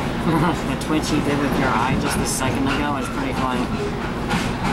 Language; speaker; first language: English; native; English